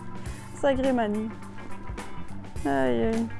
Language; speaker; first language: French; native; French